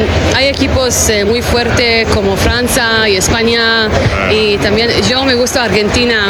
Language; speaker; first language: Spanish; non-native, learner; Hebrew